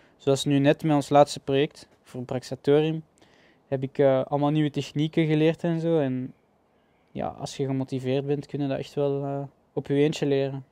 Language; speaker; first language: Dutch; native; Dutch